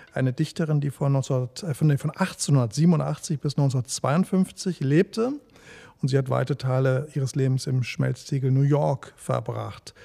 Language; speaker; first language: German; native; German